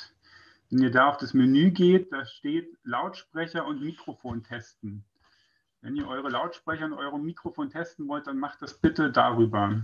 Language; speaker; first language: German; native; German